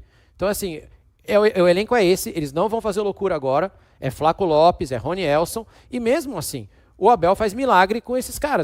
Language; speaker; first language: Portuguese; native; Portuguese